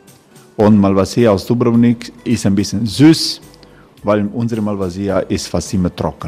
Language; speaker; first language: German; non-native, fluent; Croatian